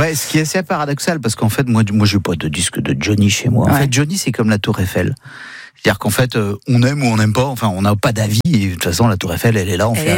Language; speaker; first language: French; native; French